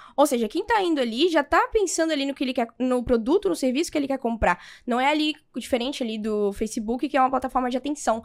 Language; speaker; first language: Portuguese; native; Portuguese